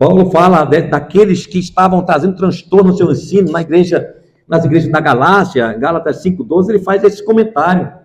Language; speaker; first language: Portuguese; native; Portuguese